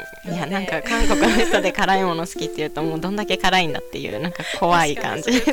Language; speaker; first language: Japanese; native; Japanese